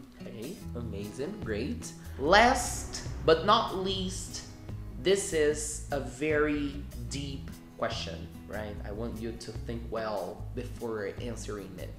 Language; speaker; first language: English; non-native, fluent; Portuguese